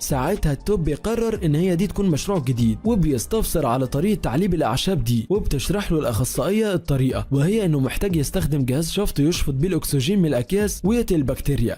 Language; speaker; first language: Arabic; native; Arabic